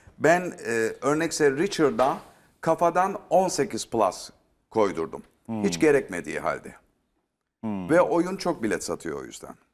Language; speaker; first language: Turkish; native; Turkish